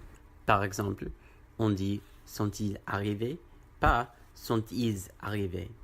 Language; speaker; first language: French; non-native, learner; English